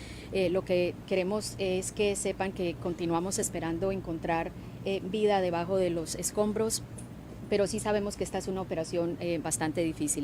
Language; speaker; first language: Spanish; non-native, fluent; English